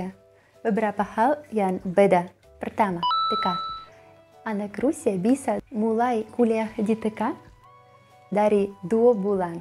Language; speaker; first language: Indonesian; non-native, learner; Russian